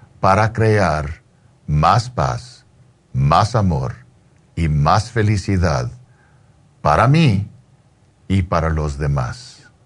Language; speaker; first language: Spanish; early bilingual, heritage; Spanish